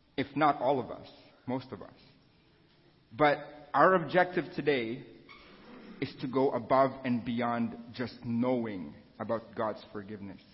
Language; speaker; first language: English; non-native, local second language; Filipino